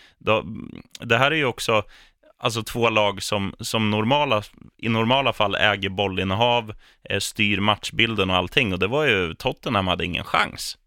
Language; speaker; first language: Swedish; native; Swedish